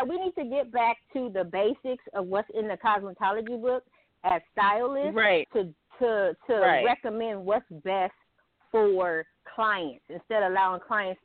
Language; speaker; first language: English; native; English